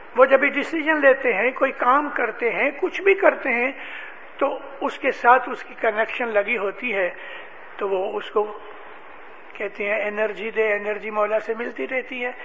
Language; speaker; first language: Urdu; non-native, local second language; Gujarati